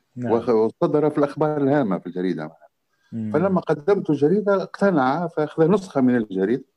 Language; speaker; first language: Arabic; native; Arabic